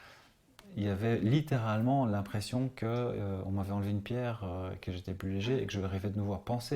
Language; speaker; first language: French; native; French